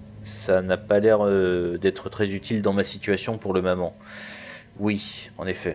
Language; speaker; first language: French; native; French